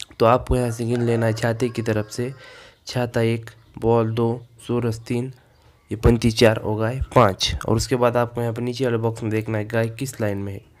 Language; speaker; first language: Hindi; non-native, local second language; Marathi